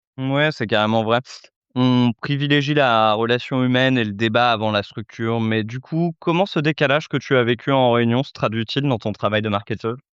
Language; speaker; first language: French; native; French